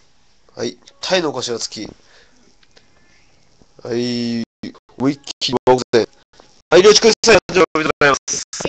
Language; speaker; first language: Japanese; native; Japanese